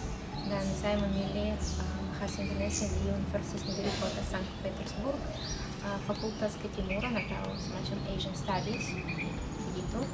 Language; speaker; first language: Indonesian; non-native, fluent; Russian